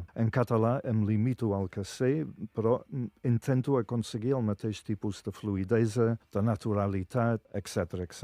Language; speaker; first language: Catalan; non-native, fluent; English